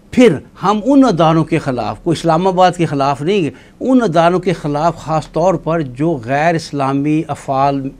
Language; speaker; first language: Hindi; native; Hindi